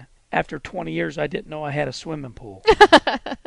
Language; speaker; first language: English; native; English